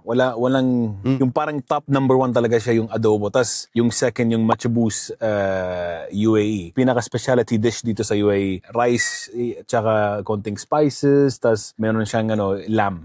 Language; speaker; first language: Filipino; early bilingual, heritage; Filipino